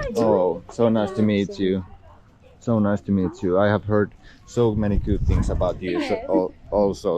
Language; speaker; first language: English; non-native, fluent; Finnish